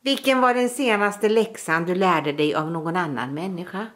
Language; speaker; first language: Swedish; native; Swedish